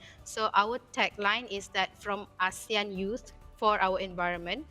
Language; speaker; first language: English; non-native, fluent; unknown